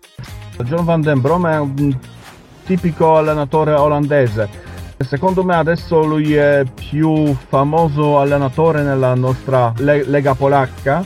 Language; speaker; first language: Italian; non-native, learner; Polish